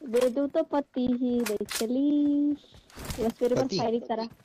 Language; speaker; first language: Hindi; native; Hindi